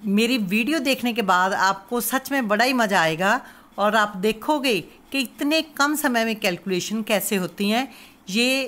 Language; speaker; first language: Hindi; non-native, local second language; Punjabi